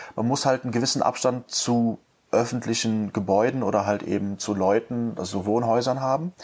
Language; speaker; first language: German; native; German